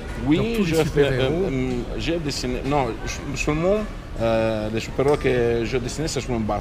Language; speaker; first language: French; non-native, fluent; Italian